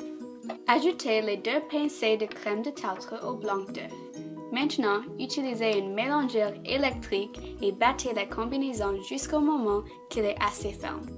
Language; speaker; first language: French; non-native, learner; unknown